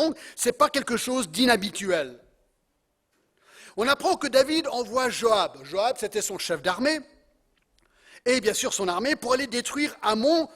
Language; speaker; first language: French; non-native, fluent; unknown